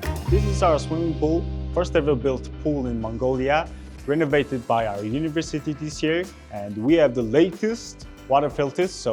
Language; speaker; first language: English; non-native, learner; Mongolian